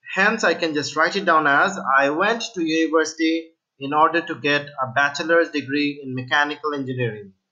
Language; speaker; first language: English; non-native, local second language; Bangla